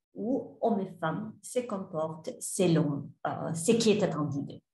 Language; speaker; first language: French; non-native, fluent; Spanish